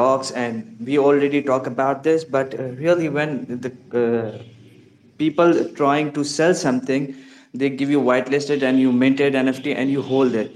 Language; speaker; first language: English; non-native, local second language; Urdu